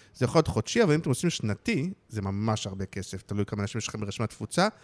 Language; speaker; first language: Hebrew; native; Hebrew